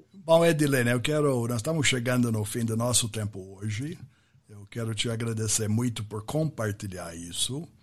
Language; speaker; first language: Portuguese; non-native, fluent; English